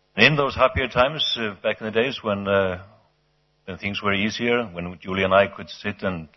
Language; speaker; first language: English; non-native, fluent; Icelandic